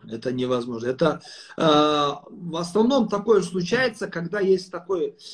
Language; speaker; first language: Russian; non-native, local second language; Kazakh